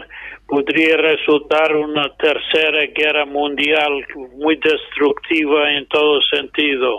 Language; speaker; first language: Spanish; non-native, fluent; English